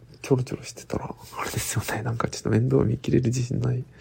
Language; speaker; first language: Japanese; native; Japanese